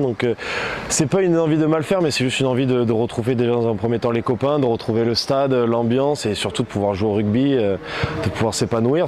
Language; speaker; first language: French; native; French